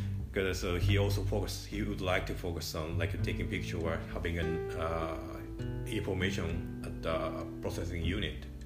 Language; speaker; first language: English; non-native, fluent; Japanese